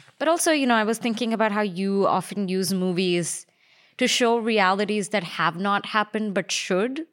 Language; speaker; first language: English; native; English